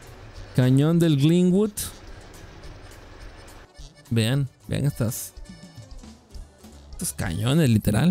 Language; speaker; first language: Spanish; native; Spanish